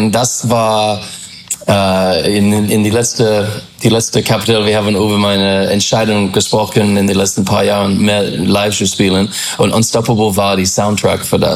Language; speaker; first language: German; non-native, learner; English